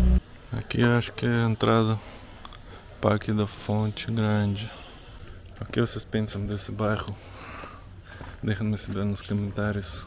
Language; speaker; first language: Portuguese; non-native, learner; Russian